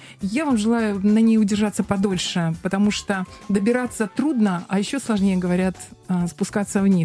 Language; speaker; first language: Russian; native; Russian